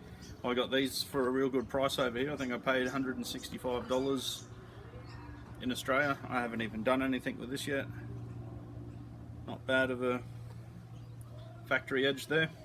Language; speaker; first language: English; native; English